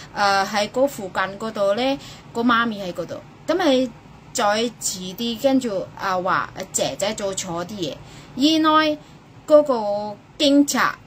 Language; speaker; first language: Cantonese; non-native, fluent; Indonesian